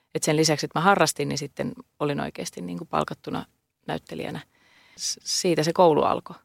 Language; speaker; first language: Finnish; native; Finnish